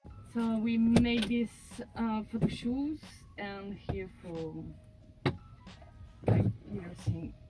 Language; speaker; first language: English; non-native, learner; French